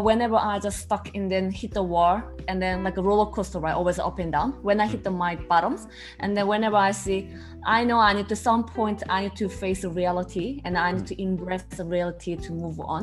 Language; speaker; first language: English; non-native, learner; Korean